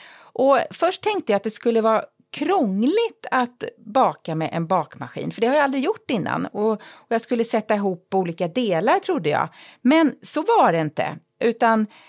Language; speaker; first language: Swedish; native; Swedish